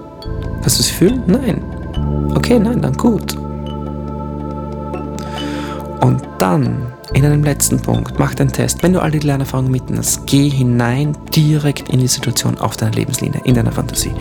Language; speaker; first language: German; native; German